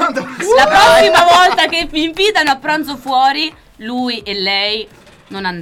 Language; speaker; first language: Italian; native; Italian